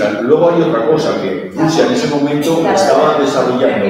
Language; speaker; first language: Spanish; early bilingual, heritage; Spanish